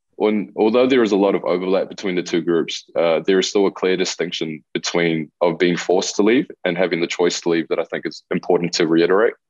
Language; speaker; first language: English; non-native, local second language; Spanish